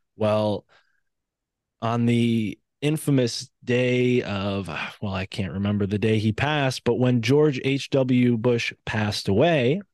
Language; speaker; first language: English; native; English